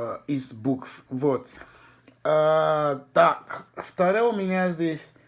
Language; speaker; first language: Russian; non-native, fluent; English